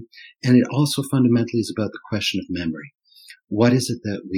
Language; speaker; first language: English; non-native, fluent; German